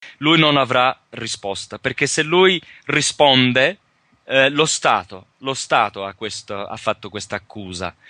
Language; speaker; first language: Italian; early bilingual, heritage; Italian